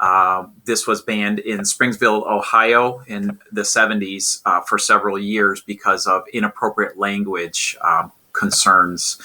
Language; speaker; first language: English; native; English